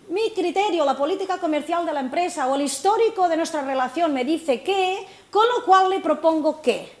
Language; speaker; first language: Spanish; non-native, local second language; Catalan